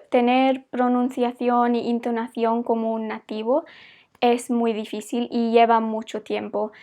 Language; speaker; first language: Spanish; non-native, fluent; English